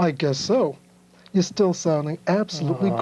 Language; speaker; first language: English; native; English